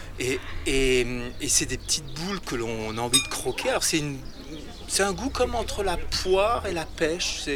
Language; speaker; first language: French; native; French